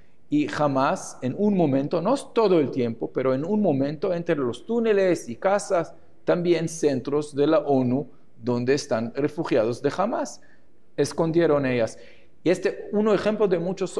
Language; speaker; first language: Spanish; non-native, fluent; Hebrew